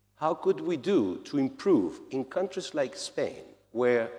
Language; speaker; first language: English; non-native, fluent; Spanish